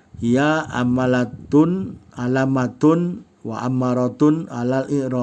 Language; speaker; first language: Arabic; non-native, fluent; Indonesian